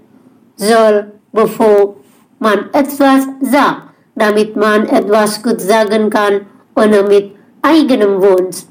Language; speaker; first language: German; non-native, learner; Indonesian